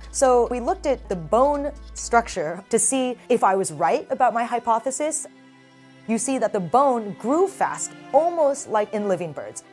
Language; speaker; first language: English; native; English